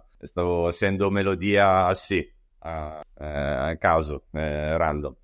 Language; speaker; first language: Spanish; non-native, learner; Italian